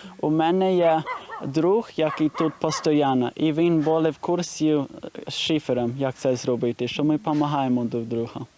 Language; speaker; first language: Ukrainian; non-native, learner; English